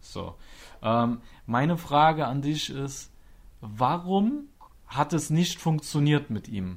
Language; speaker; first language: German; native; German